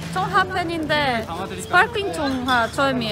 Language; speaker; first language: Korean; non-native, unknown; Polish